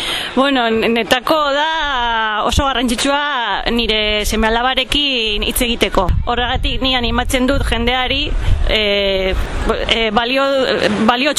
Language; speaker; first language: Basque; non-native, learner; Spanish